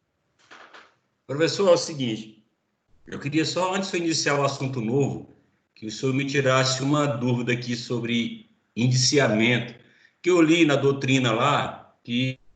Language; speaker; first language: Portuguese; native; Portuguese